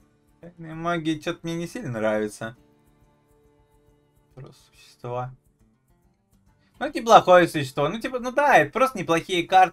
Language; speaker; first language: Russian; native; Russian